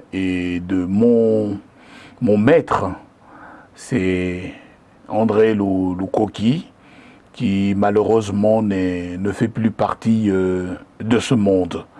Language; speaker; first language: French; non-native, local second language; Lingala